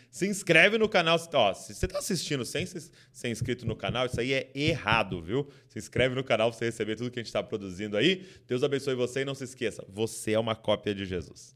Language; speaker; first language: Portuguese; native; Portuguese